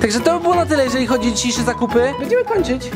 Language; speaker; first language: Polish; native; Polish